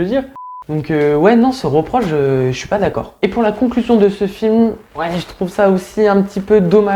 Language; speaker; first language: French; native; French